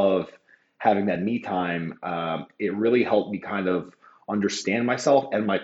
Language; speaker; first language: English; native; English